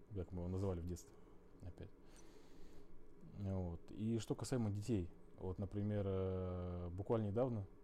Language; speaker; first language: Russian; native; Russian